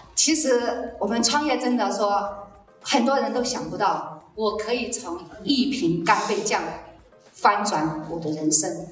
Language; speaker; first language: Chinese; native; Chinese